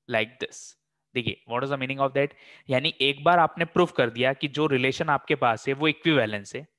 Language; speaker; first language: Hindi; native; Hindi